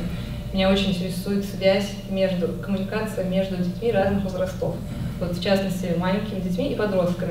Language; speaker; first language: Russian; native; Russian